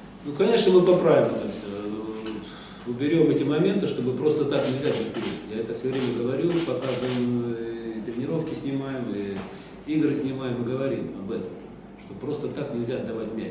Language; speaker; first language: Russian; native; Russian